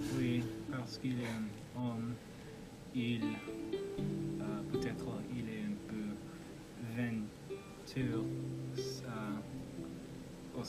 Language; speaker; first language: French; non-native, learner; English